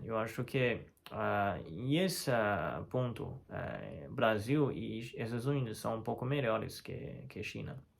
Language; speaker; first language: Portuguese; non-native, fluent; Chinese